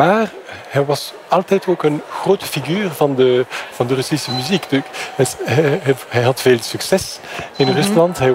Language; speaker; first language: Dutch; non-native, fluent; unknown